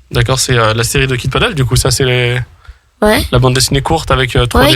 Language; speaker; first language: French; native; French